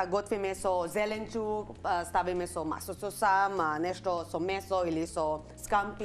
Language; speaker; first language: Macedonian; non-native, learner; Filipino